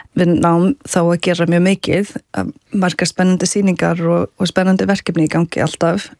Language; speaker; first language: Icelandic; early bilingual, heritage; Icelandic